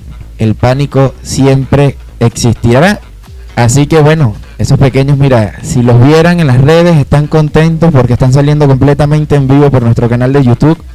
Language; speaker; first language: Spanish; native; Spanish